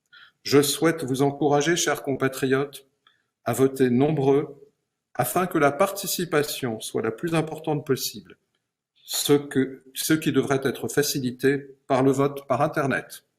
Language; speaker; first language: French; native; French